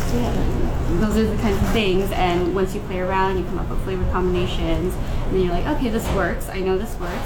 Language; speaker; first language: English; native; English